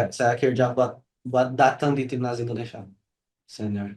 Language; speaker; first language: Indonesian; non-native, learner; Portuguese